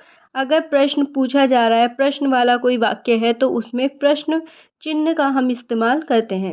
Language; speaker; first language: Hindi; native; Hindi